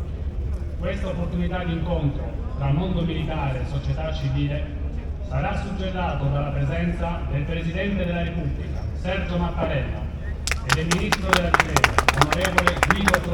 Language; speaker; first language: Italian; native; Italian